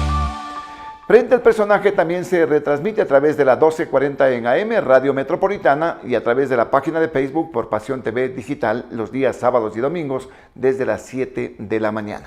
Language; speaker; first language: Spanish; native; Spanish